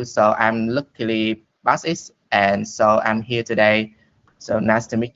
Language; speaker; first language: English; non-native, learner; Vietnamese